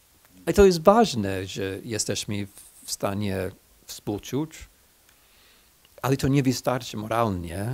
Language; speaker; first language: Polish; non-native, fluent; English